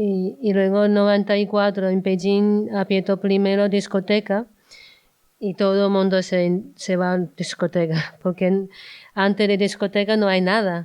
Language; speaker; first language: Spanish; non-native, learner; Chinese